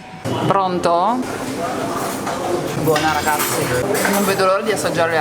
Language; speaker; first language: Italian; native; Italian